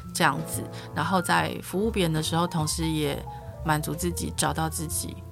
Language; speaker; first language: Chinese; native; Chinese